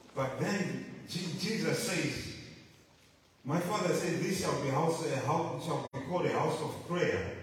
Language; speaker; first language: English; non-native, local second language; Shona